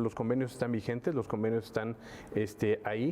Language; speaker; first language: Spanish; native; Spanish